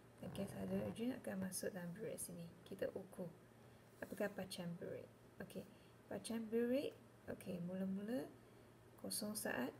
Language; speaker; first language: Malay; non-native, local second language; Chinese